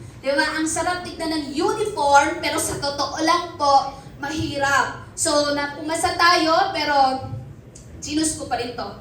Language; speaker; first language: Filipino; non-native, local second language; Cebuano